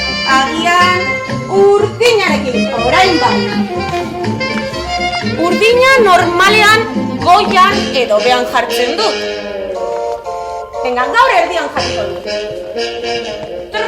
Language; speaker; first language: Basque; non-native, local second language; Spanish